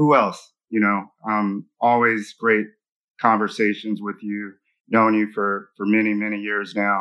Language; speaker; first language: English; native; English